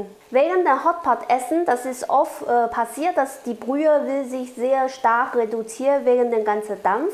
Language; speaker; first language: German; non-native, learner; Chinese